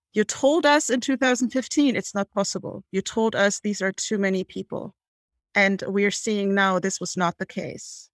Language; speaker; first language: English; non-native, fluent; German